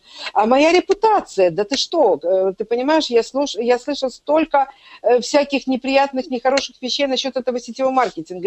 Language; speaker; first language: Russian; native; Russian